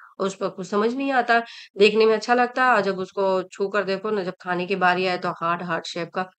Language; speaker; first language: Hindi; native; Hindi